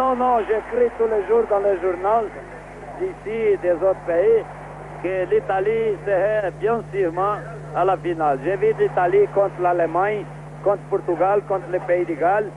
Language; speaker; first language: French; non-native, fluent; Portuguese